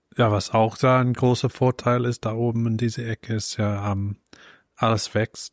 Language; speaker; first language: German; non-native, fluent; English